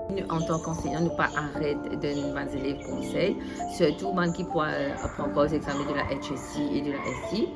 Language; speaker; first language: French; non-native, local second language; Morisyen